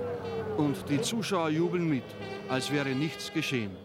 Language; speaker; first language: German; native; German